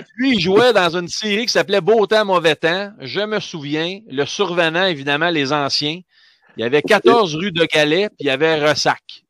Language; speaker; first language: French; native; French